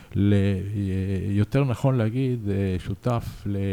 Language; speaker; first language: Hebrew; early bilingual, other home language; Spanish